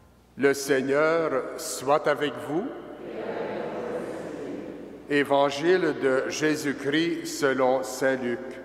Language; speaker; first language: French; native; French